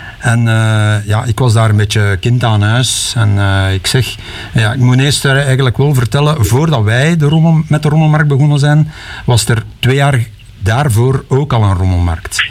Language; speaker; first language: Dutch; native; Dutch